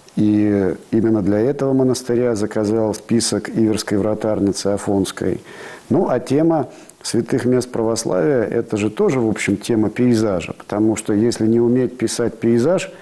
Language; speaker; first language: Russian; native; Russian